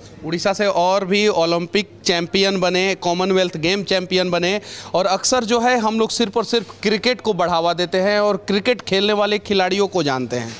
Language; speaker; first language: Hindi; native; Hindi